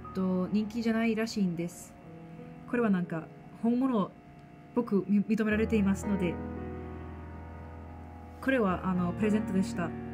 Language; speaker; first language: Japanese; non-native, fluent; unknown